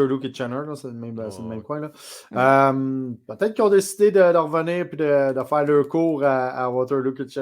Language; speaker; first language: French; native; French